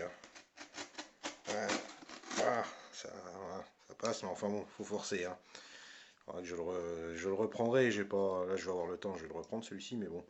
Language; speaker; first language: French; native; French